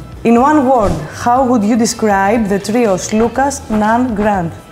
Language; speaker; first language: English; non-native, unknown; Greek